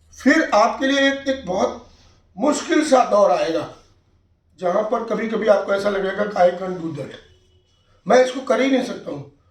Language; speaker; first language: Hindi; native; Hindi